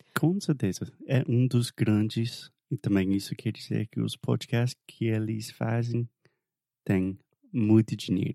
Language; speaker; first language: Portuguese; non-native, fluent; English